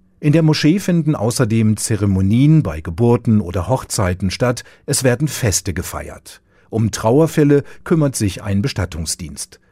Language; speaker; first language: German; native; German